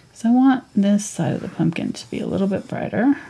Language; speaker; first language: English; native; English